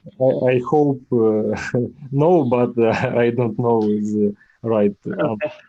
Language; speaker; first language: English; non-native, learner; Ukrainian